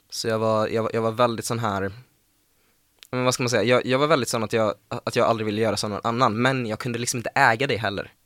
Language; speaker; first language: Swedish; native; Swedish